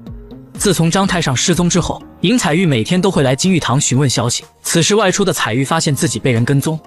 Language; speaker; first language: Chinese; native; Chinese